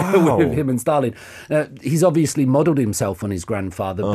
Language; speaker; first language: English; native; English